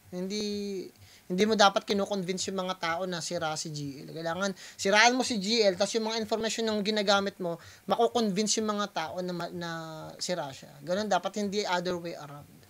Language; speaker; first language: Filipino; non-native, local second language; Waray